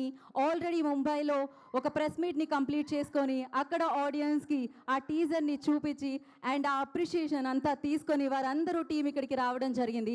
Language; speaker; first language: Telugu; native; Telugu